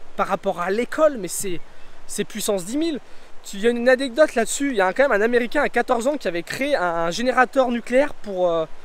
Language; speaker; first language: French; native; French